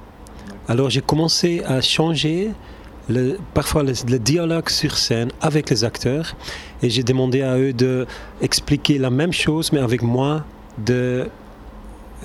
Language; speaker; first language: French; non-native, local second language; Turkish